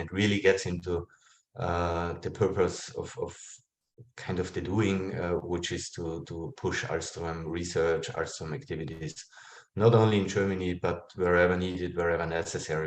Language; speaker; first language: English; non-native, fluent; German